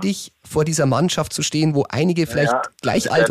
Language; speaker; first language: German; native; German